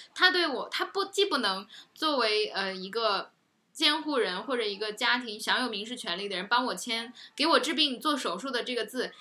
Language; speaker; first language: Chinese; native; Chinese